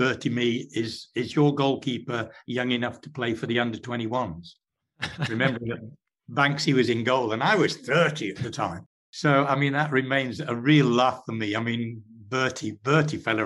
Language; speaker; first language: English; native; English